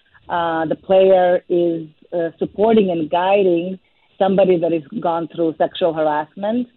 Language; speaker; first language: English; non-native, fluent; Serbian